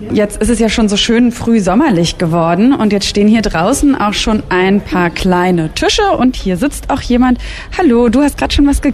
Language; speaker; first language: German; native; German